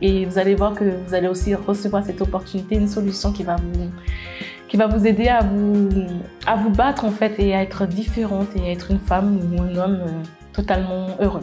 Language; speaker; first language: French; native; French